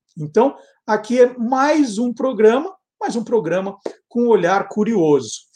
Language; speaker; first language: Portuguese; native; Portuguese